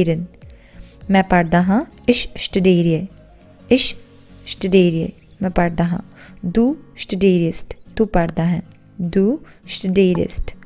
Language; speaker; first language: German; non-native, fluent; Punjabi